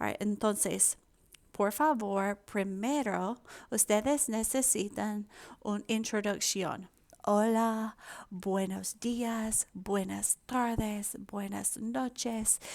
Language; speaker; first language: Spanish; non-native, fluent; English